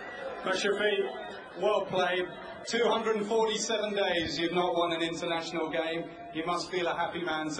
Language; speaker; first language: English; native; English